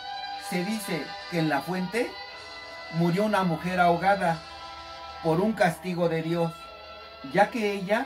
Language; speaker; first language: Spanish; native; Spanish